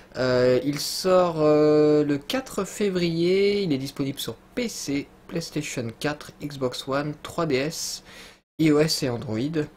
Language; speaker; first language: French; native; French